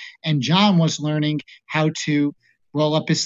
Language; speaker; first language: English; native; English